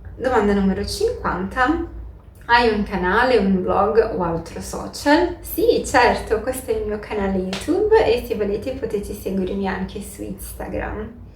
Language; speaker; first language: Italian; non-native, fluent; Portuguese